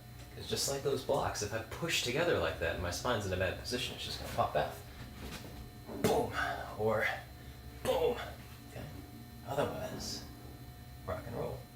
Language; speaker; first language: English; native; English